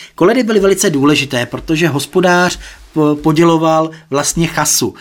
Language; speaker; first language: Czech; native; Czech